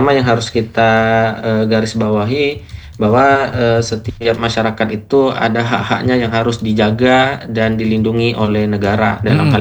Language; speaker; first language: Indonesian; native; Indonesian